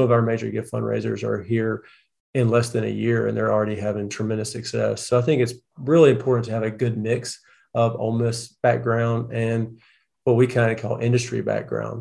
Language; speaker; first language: English; native; English